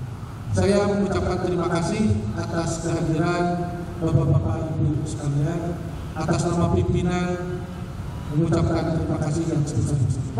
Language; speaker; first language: Indonesian; native; Indonesian